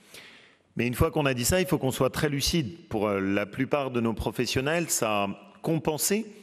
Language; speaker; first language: French; native; French